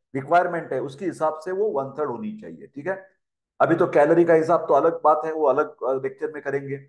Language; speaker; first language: Hindi; non-native, local second language; Marathi